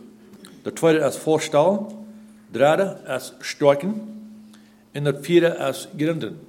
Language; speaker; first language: German; non-native, learner; Plautdietsch